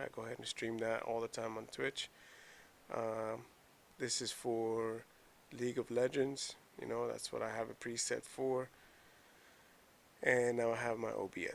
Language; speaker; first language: English; native; English